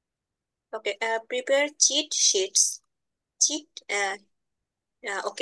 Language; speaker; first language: English; non-native, learner; Bangla